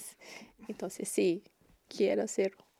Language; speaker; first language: Spanish; non-native, learner; Portuguese